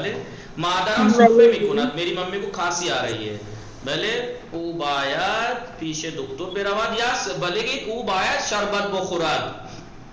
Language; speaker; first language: Persian; non-native, fluent; Urdu